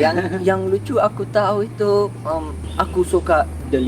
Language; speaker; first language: Indonesian; non-native, learner; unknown